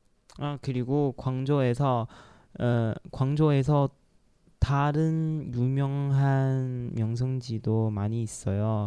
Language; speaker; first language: Korean; non-native, learner; Chinese